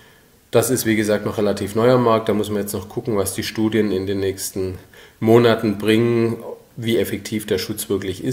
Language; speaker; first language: German; native; German